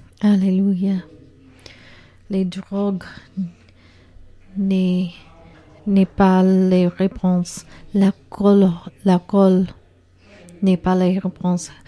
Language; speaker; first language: French; non-native, learner; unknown